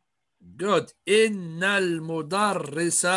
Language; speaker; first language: Arabic; non-native, fluent; English